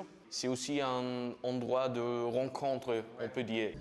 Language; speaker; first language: French; non-native, fluent; German